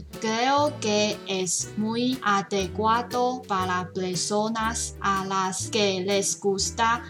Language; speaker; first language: Spanish; non-native, learner; Chinese